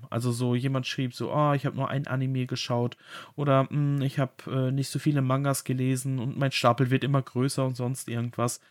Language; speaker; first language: German; native; German